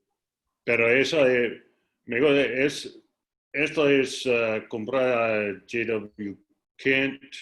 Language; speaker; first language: Spanish; non-native, learner; English